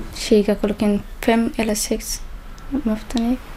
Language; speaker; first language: Danish; non-native, learner; Somali